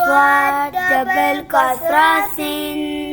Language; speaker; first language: Arabic; non-native, learner; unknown